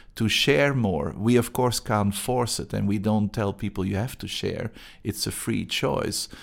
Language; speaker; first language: English; non-native, fluent; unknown